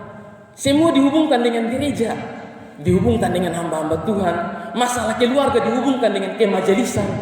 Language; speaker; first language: Indonesian; non-native, local second language; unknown